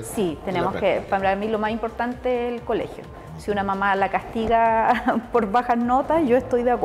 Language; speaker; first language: Spanish; native; Spanish